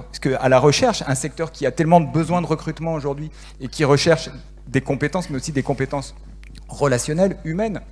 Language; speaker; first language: French; native; French